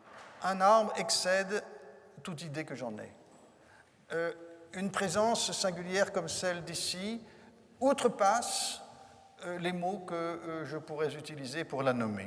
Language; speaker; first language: French; native; French